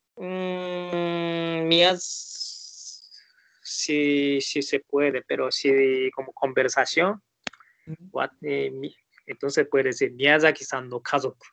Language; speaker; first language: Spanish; non-native, learner; Japanese